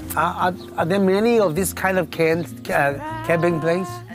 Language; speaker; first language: English; non-native, local second language; Cantonese